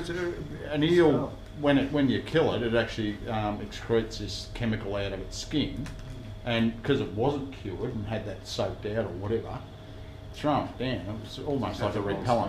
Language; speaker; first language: English; native; English